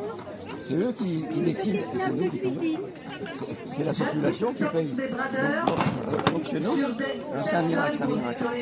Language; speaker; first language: French; native; French